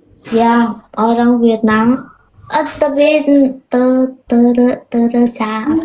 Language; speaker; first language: Indonesian; non-native, learner; Vietnamese